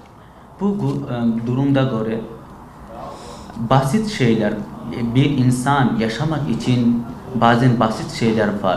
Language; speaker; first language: Turkish; non-native, learner; Bangla